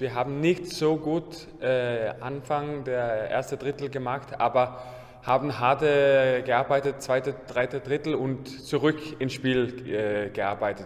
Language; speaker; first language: German; non-native, learner; English